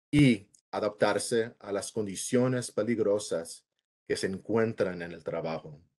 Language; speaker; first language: Spanish; early bilingual, heritage; English